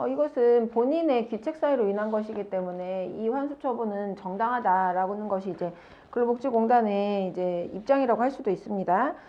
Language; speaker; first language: Korean; native; Korean